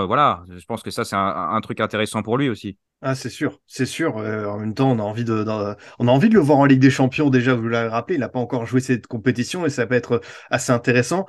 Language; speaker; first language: French; native; French